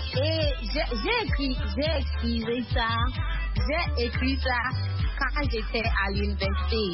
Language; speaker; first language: French; non-native, learner; Akan